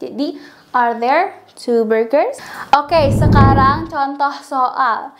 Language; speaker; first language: English; non-native, fluent; Indonesian